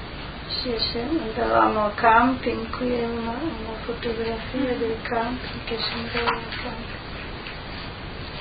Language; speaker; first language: Italian; non-native, local second language; Slovenian